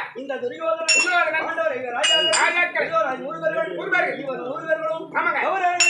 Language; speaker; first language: Tamil; native; Tamil